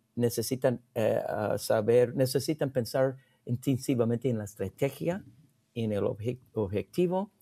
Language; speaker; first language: Spanish; non-native, learner; English